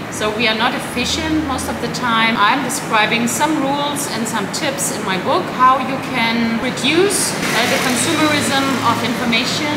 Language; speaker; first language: English; non-native, fluent; German